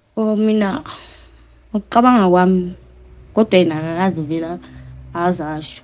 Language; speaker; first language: Zulu; native; Zulu